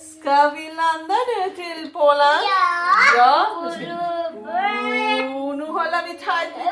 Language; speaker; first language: Swedish; non-native, learner; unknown